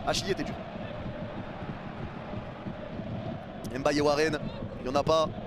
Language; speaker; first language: French; native; French